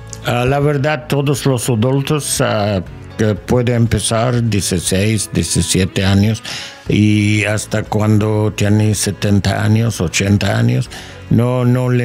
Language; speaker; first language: Spanish; non-native, learner; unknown